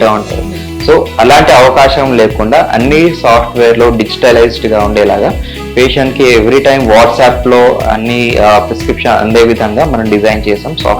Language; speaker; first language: Telugu; native; Telugu